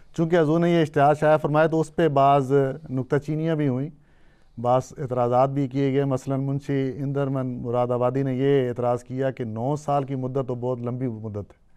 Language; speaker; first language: Urdu; native; Urdu